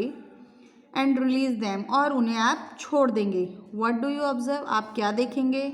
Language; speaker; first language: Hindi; native; Hindi